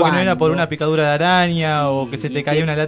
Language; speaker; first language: Spanish; native; Spanish